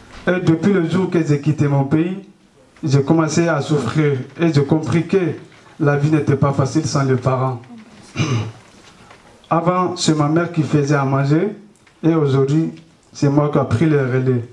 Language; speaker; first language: French; non-native, learner; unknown